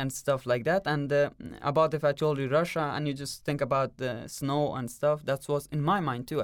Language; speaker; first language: English; non-native, learner; Persian